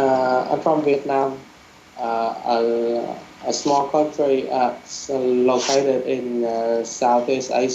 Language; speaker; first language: English; non-native, learner; Vietnamese